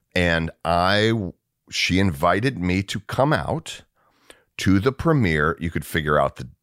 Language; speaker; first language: English; native; English